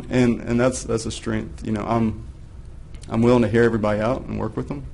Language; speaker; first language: English; native; English